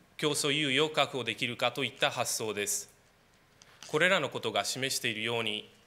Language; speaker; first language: Japanese; non-native, fluent; Romanian